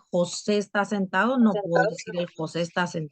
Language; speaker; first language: Spanish; native; Spanish